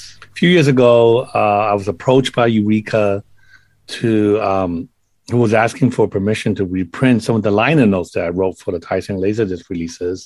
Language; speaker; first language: English; non-native, local second language; Cantonese